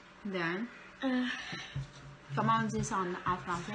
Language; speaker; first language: French; non-native, learner; Cebuano